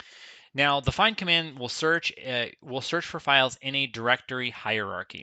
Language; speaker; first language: English; native; English